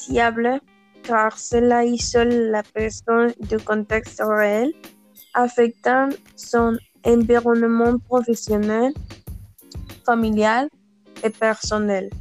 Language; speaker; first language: French; non-native, learner; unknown